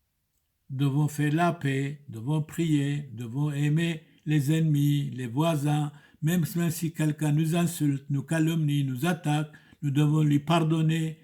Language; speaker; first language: French; non-native, fluent; Turoyo